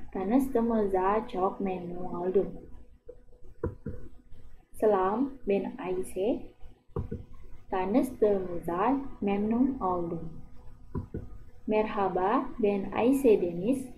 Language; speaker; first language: Turkish; non-native, learner; Indonesian